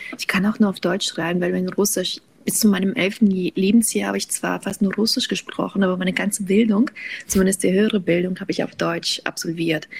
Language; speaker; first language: German; early bilingual, other home language; Russian